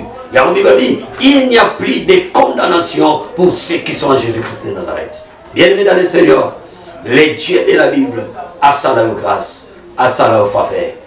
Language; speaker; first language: French; non-native, local second language; Lingala